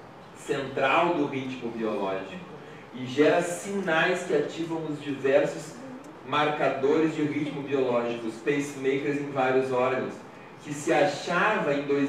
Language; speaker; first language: Portuguese; native; Portuguese